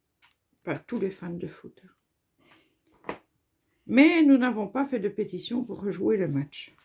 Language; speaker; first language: French; native; French